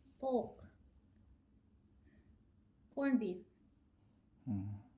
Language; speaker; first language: English; non-native, local second language; Cebuano